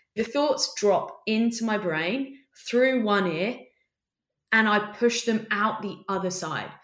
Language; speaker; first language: English; native; English